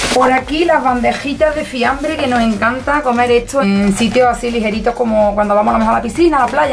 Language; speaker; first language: Spanish; native; Spanish